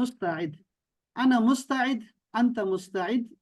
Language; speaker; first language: Arabic; non-native, fluent; Urdu